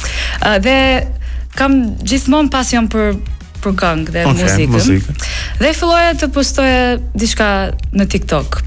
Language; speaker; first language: Albanian; non-native, learner; English